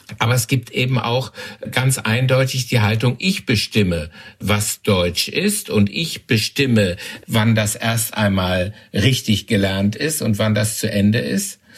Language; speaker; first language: German; native; German